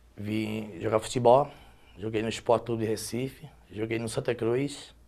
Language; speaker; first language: Portuguese; native; Portuguese